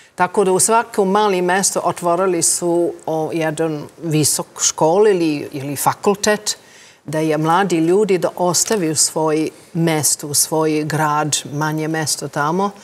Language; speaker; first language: Croatian; non-native, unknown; English